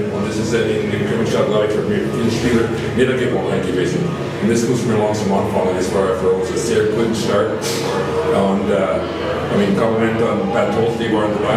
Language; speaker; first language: German; non-native, fluent; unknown